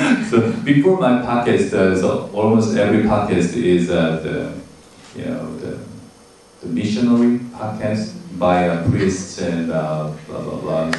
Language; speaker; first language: English; non-native, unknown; Korean